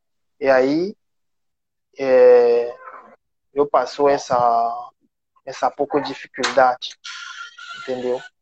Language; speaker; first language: Portuguese; non-native, learner; French